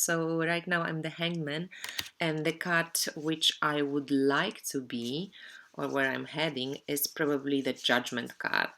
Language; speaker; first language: English; non-native, fluent; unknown